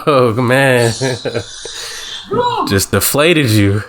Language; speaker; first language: English; native; English